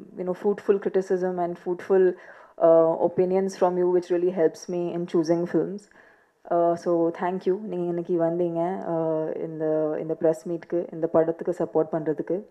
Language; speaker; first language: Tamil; non-native, learner; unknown